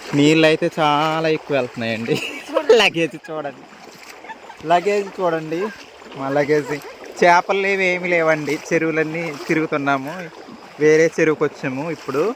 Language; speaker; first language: Telugu; native; Telugu